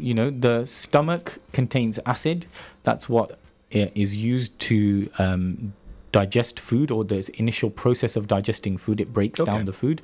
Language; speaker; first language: English; native; English